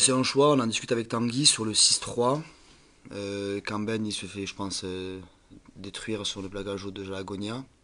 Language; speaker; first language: French; native; French